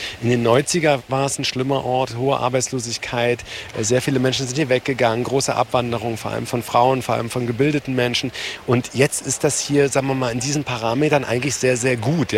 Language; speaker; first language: German; native; German